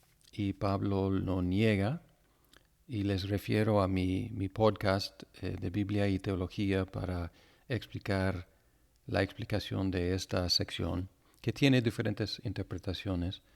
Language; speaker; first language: Spanish; non-native, fluent; English